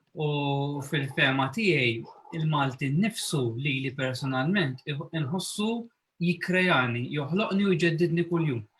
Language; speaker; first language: Maltese; native; Maltese